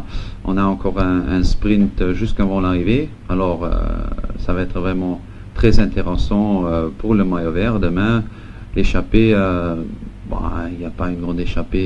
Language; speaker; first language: French; non-native, local second language; Luxembourgish